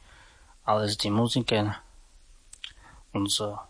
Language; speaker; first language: German; non-native, learner; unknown